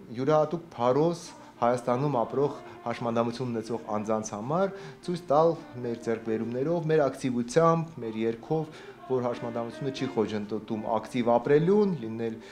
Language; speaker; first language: Armenian; native; Armenian